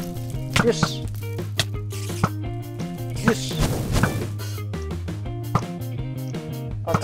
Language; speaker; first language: Japanese; native; Japanese